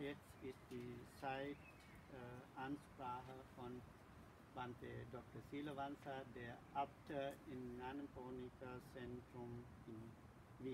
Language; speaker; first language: German; non-native, learner; Sinhala